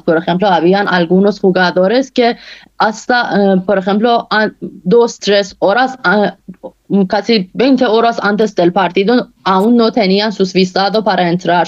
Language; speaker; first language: Spanish; non-native, local second language; Persian